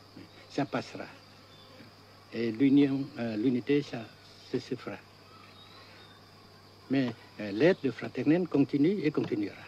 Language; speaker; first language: French; non-native, fluent; Vietnamese